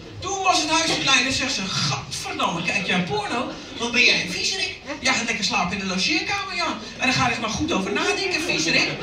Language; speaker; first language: Dutch; early bilingual, other home language; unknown